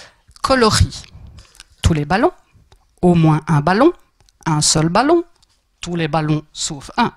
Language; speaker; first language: French; native; French